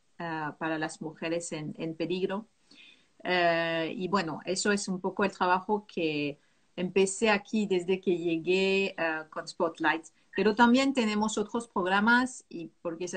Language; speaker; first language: Spanish; non-native, fluent; French